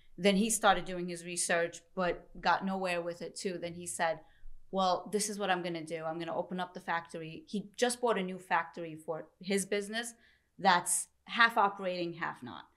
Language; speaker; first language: English; early bilingual, other home language; Turkish